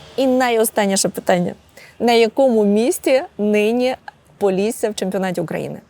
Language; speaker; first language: Ukrainian; native; Ukrainian